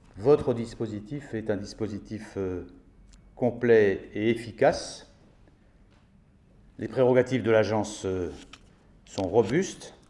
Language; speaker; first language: French; native; French